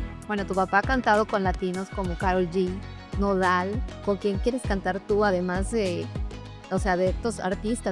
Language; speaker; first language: Spanish; native; Spanish